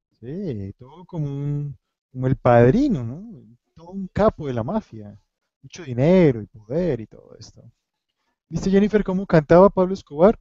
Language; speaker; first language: Spanish; native; Spanish